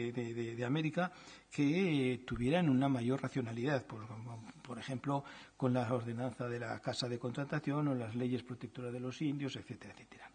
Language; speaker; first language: Spanish; native; Spanish